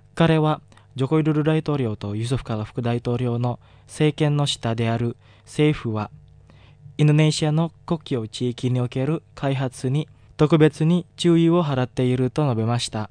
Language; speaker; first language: Japanese; non-native, fluent; Indonesian